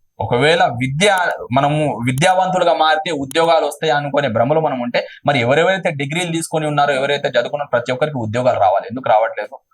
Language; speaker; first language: Telugu; non-native, local second language; Urdu